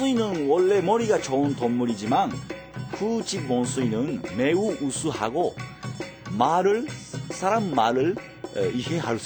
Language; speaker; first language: Korean; early bilingual, heritage; Japanese